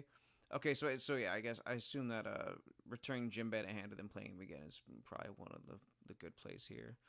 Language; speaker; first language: English; native; English